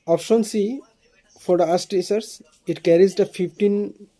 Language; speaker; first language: English; non-native, local second language; Assamese